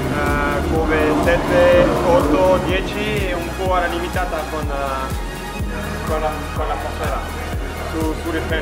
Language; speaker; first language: Italian; non-native, learner; French